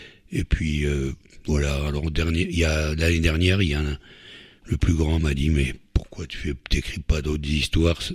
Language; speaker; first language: French; native; French